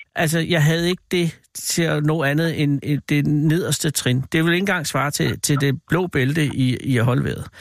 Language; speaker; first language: Danish; native; Danish